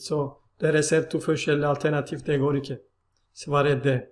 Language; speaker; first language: Norwegian; non-native, learner; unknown